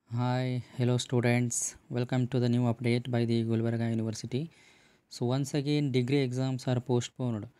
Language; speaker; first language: English; non-native, local second language; Kannada